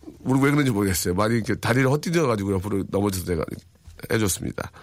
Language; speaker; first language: Korean; native; Korean